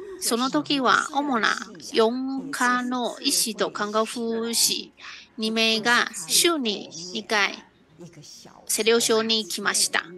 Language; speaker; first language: Japanese; non-native, learner; Chinese